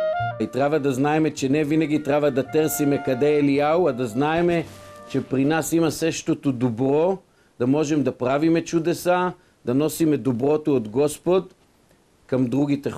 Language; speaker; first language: Bulgarian; non-native, fluent; Hebrew